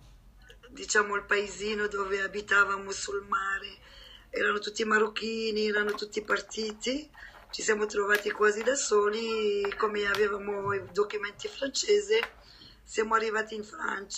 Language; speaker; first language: Italian; non-native, fluent; French